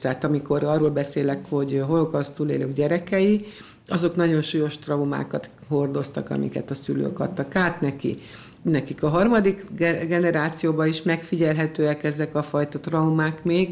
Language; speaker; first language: Hungarian; native; Hungarian